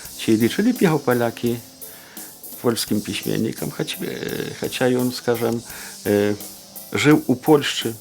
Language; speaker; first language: Belarusian; native; Belarusian